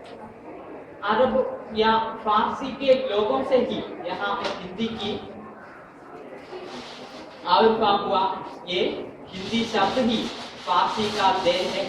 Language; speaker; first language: Hindi; non-native, local second language; Malayalam